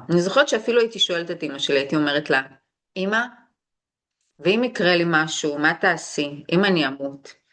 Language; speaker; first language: Hebrew; early bilingual, other home language; Russian